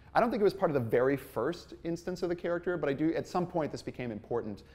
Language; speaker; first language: English; native; English